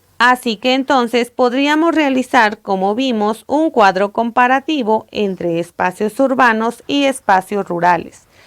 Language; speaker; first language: Spanish; native; Spanish